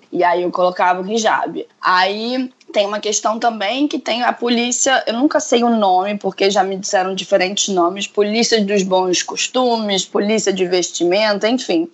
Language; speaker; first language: Portuguese; native; Portuguese